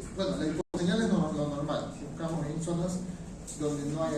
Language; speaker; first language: Spanish; native; Spanish